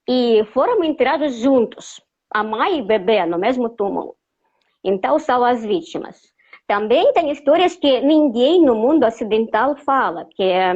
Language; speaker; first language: Portuguese; non-native, fluent; Russian